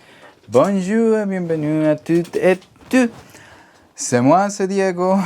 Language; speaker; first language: French; non-native, learner; Spanish